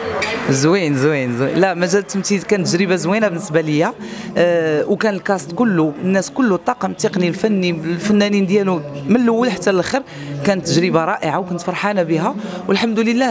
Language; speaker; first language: Arabic; native; Arabic